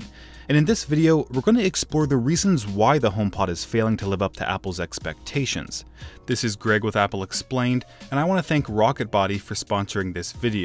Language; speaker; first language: English; native; English